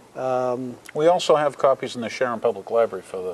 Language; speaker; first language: English; native; English